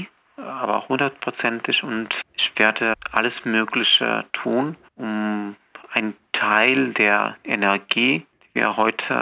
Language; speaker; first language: German; non-native, fluent; Belarusian